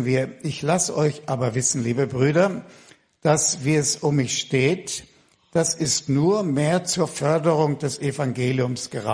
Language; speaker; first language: German; native; German